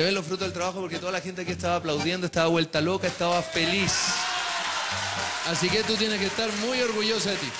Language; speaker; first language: Spanish; native; Spanish